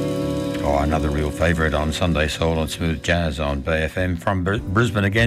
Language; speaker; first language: English; native; English